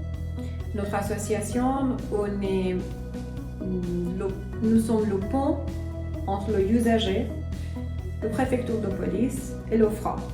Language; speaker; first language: French; non-native, learner; Persian